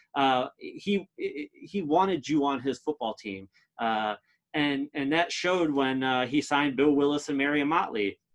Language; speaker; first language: English; native; English